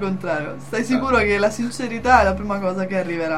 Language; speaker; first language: Italian; native; Italian